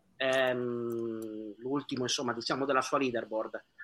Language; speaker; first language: Italian; native; Italian